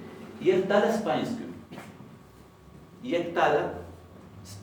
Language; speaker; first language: Icelandic; non-native, learner; Spanish